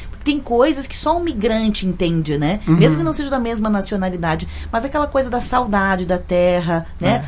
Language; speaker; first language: Portuguese; native; Portuguese